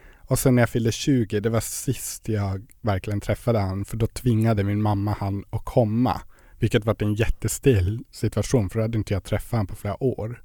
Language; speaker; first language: Swedish; native; Swedish